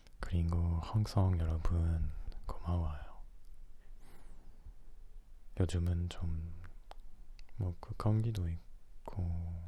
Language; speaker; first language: Korean; non-native, learner; French